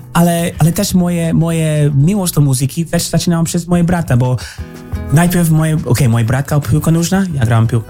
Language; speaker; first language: Polish; early bilingual, heritage; English